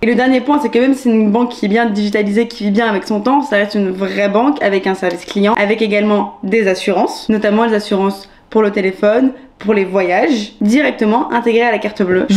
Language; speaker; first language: French; native; French